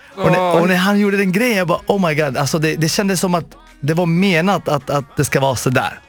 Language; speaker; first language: Swedish; non-native, fluent; Arabic